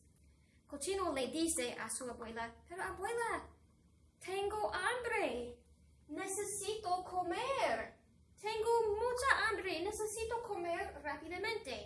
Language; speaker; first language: Spanish; non-native, fluent; English